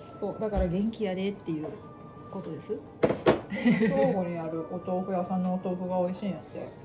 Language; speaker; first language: Japanese; native; Japanese